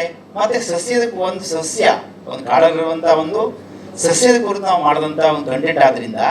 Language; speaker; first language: Kannada; native; Kannada